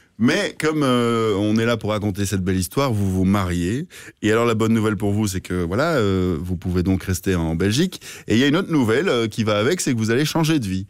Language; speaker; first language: French; native; French